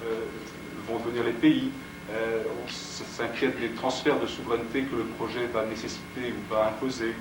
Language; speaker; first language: French; native; French